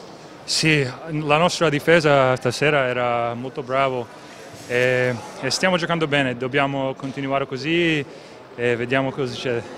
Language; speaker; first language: Italian; non-native, fluent; English